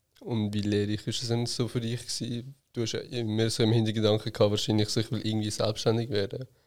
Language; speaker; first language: German; native; German